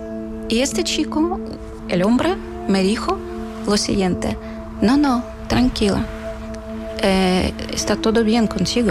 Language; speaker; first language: Spanish; non-native, fluent; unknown